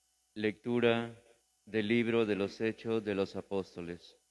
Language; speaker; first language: Spanish; native; Spanish